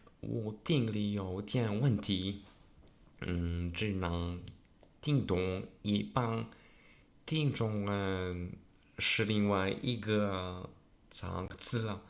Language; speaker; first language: Chinese; non-native, learner; Polish